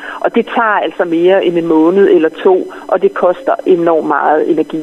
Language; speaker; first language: Danish; native; Danish